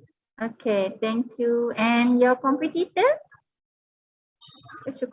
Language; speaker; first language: English; non-native, local second language; Malay